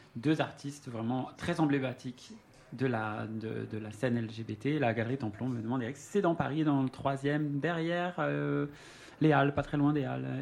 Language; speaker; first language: French; native; French